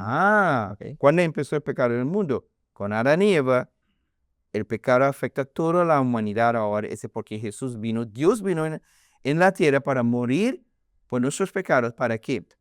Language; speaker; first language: Spanish; non-native, learner; English